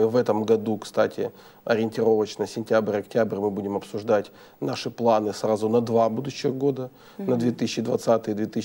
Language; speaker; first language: Russian; native; Russian